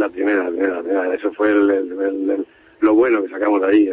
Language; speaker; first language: Spanish; native; Spanish